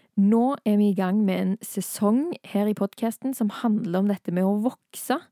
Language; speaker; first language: Norwegian; native; Norwegian